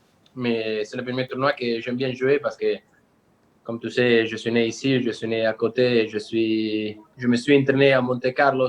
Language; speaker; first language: French; non-native, learner; Italian